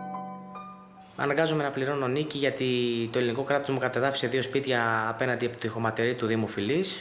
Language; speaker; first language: Greek; native; Greek